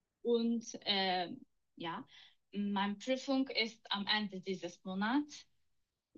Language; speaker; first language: German; non-native, learner; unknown